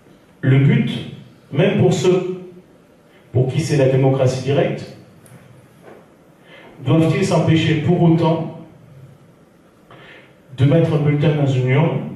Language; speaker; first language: French; native; French